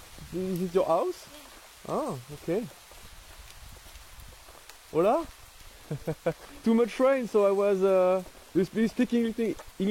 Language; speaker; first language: English; non-native, learner; French